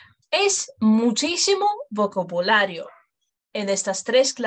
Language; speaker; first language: Spanish; non-native, fluent; English